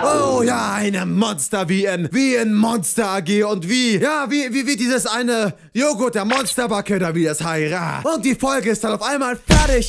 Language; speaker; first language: German; native; German